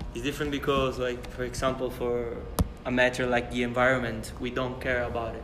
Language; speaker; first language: English; non-native, fluent; Italian